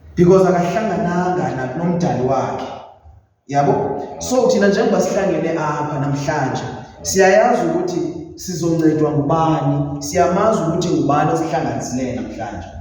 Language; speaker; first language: Zulu; non-native, local second language; Xhosa